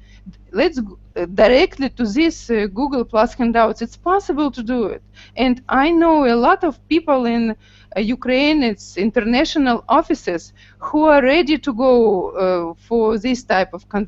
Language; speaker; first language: English; non-native, learner; Russian